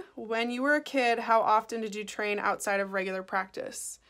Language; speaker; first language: English; native; English